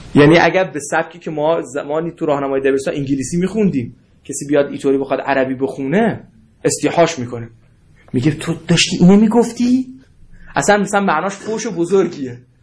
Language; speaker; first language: Persian; non-native, local second language; Arabic